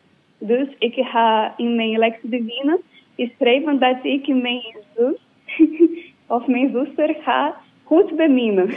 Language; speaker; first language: Dutch; non-native, learner; Portuguese